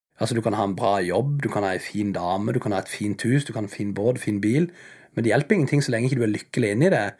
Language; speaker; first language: Norwegian; native; Norwegian